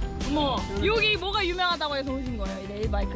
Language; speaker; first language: Korean; native; Korean